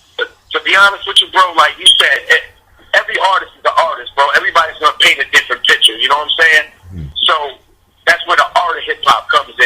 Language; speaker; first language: English; native; English